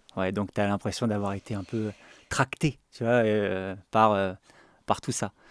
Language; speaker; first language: French; native; French